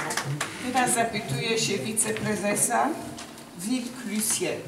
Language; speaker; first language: Polish; early bilingual, heritage; Polish